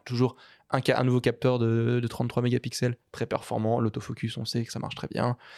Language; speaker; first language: French; native; French